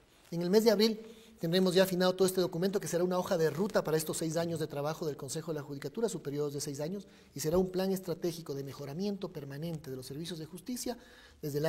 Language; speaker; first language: Spanish; native; Spanish